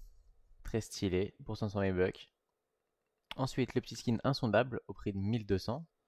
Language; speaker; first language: French; native; French